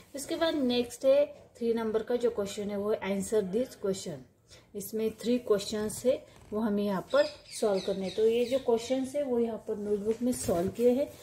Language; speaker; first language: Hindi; non-native, local second language; Marathi